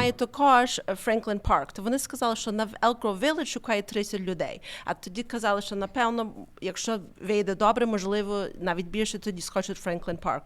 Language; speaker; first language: Ukrainian; early bilingual, heritage; Ukrainian